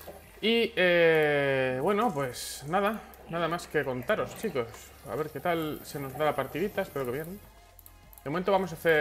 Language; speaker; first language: Spanish; native; Spanish